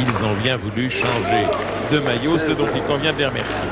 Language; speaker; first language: French; native; French